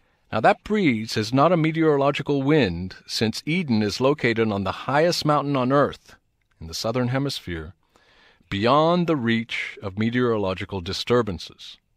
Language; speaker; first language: English; native; English